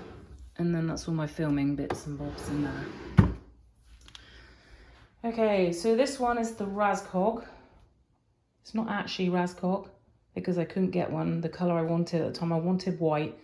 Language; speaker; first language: English; native; English